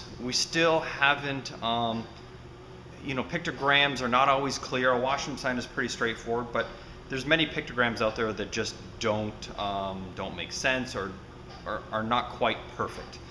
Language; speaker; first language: English; native; English